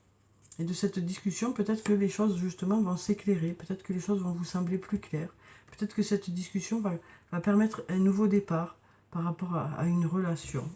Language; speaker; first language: French; native; French